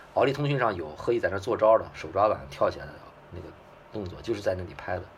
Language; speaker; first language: Chinese; native; Chinese